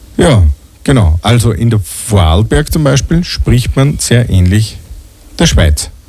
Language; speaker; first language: German; native; German